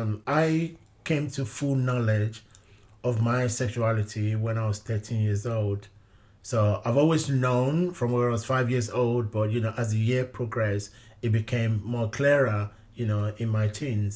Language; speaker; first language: English; non-native, local second language; Yoruba